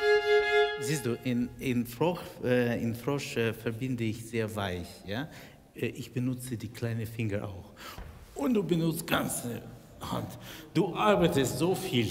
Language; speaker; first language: German; non-native, fluent; Russian